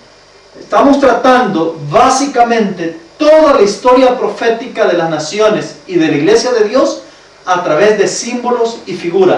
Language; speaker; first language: Spanish; native; Spanish